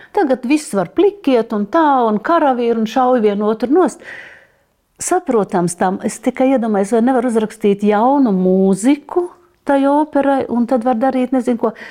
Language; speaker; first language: Latvian; native; Latvian